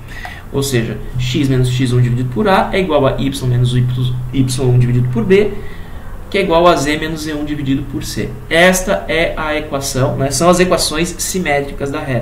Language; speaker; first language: Portuguese; native; Portuguese